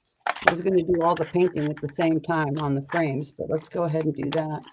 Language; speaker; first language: English; native; English